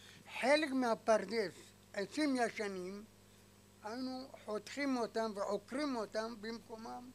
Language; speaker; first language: Hebrew; non-native, fluent; Arabic